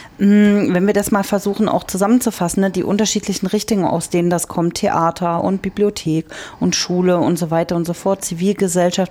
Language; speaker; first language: German; native; German